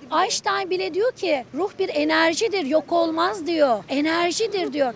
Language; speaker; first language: Turkish; native; Turkish